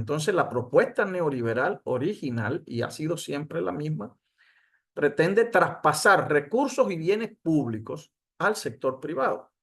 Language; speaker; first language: Spanish; native; Spanish